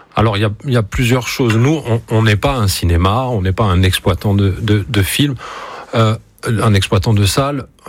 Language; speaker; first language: French; native; French